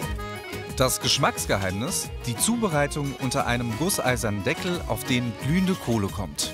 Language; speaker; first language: German; early bilingual, other home language; Croatian